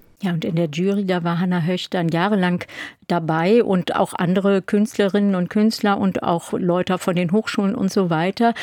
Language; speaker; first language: German; native; German